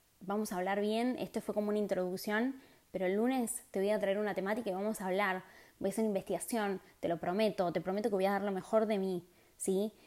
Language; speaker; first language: Spanish; native; Spanish